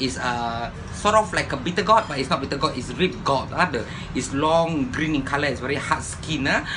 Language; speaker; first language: English; non-native, local second language; Malay